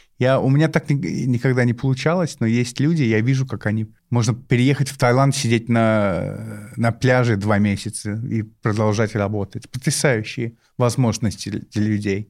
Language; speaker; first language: Russian; non-native, fluent; English